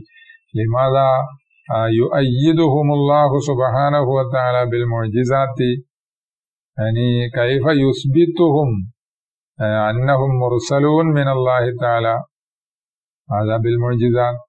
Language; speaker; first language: Arabic; non-native, fluent; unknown